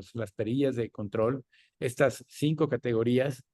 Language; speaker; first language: Spanish; native; Spanish